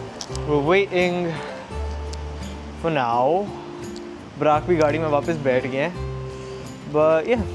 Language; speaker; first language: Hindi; early bilingual, heritage; Hindi